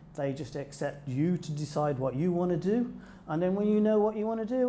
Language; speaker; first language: English; native; English